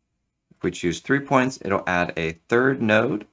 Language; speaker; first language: English; native; English